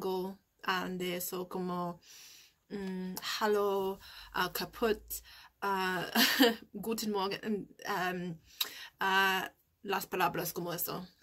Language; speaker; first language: Spanish; non-native, learner; English